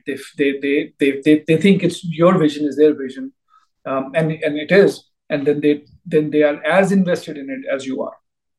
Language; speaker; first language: English; non-native, local second language; Hindi